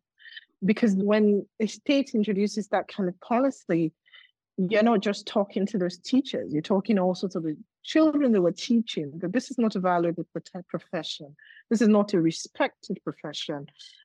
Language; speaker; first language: English; non-native, local second language; Yoruba